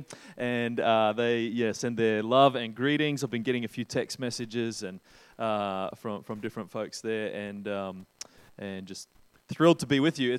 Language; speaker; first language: English; native; English